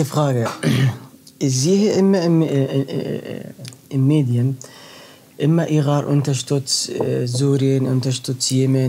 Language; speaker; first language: German; non-native, learner; Arabic